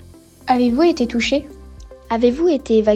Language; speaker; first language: French; native; French